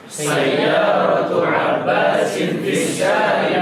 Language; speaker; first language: Arabic; non-native, learner; Indonesian